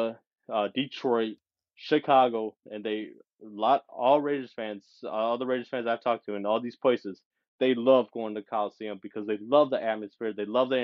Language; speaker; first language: English; native; English